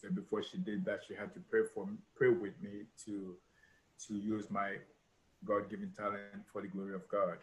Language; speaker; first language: English; non-native, local second language; Igbo